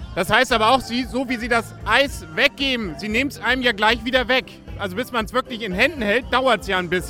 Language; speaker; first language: German; native; German